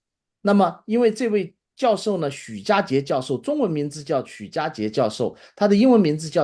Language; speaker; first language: Chinese; native; Chinese